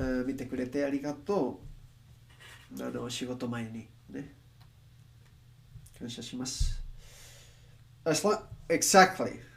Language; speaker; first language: Japanese; non-native, learner; Spanish